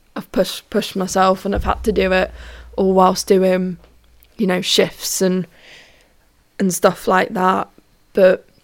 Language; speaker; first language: English; native; English